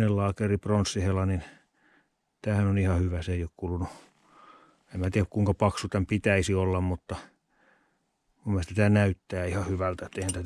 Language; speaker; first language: Finnish; native; Finnish